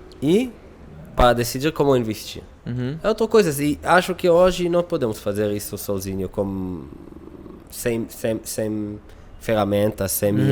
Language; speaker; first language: Portuguese; non-native, learner; Hebrew